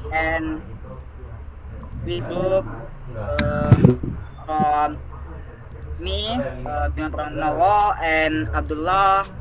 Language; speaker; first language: English; non-native, learner; Indonesian